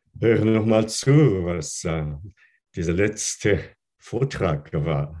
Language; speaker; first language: German; non-native, fluent; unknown